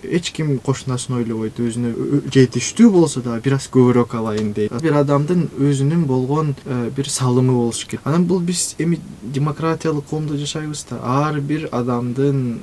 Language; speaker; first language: Kyrgyz; native; Kyrgyz